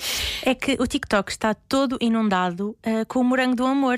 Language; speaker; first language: Portuguese; native; Portuguese